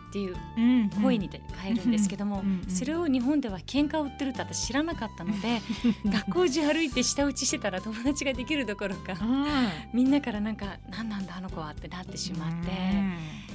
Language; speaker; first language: Japanese; early bilingual, other home language; Persian